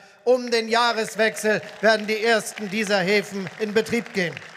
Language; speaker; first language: German; native; German